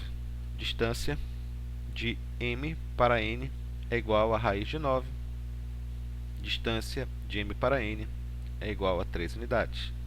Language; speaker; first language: Portuguese; native; Portuguese